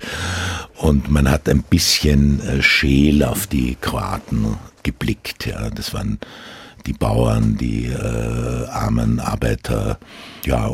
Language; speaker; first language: German; non-native, local second language; Croatian